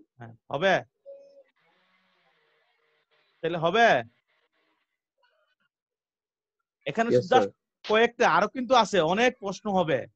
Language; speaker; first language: Bangla; native; Bangla